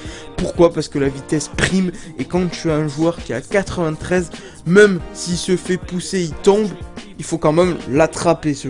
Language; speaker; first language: French; native; French